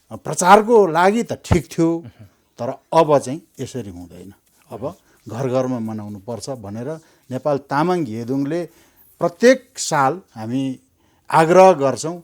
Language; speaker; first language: Nepali; non-native, local second language; Eastern Tamang